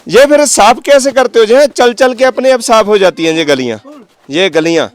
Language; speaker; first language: Hindi; non-native, local second language; Punjabi